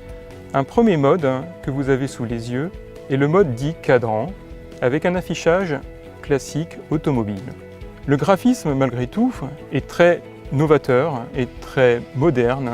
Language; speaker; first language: French; native; French